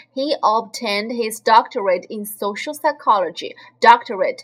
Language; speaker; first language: English; non-native, fluent; Chinese